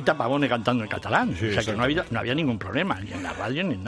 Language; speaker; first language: Spanish; native; Spanish